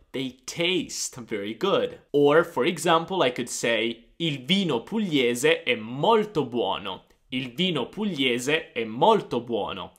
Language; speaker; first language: Italian; native; Italian